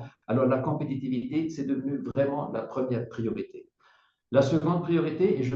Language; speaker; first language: French; non-native, fluent; German